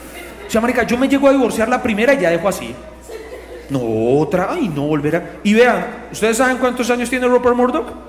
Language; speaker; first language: Spanish; native; Spanish